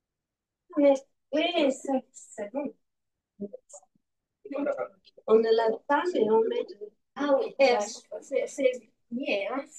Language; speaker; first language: French; non-native, learner; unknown